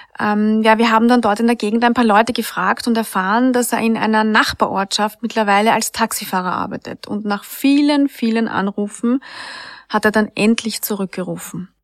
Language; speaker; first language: German; native; German